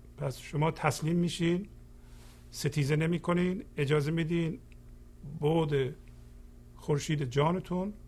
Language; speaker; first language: Persian; native; Persian